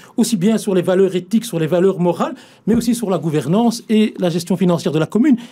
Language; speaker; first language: French; native; French